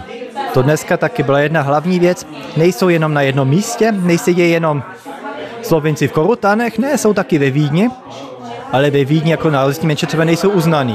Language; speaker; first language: Czech; early bilingual, heritage; Czech